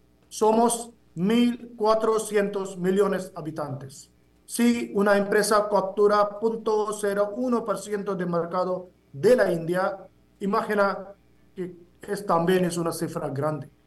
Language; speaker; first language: Spanish; non-native, fluent; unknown